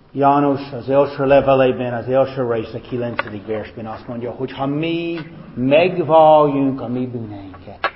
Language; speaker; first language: Hungarian; non-native, fluent; English